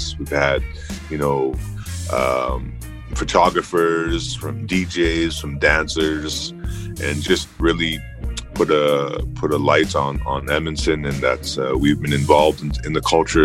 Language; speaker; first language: English; native; English